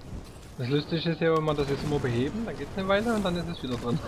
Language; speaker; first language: German; native; German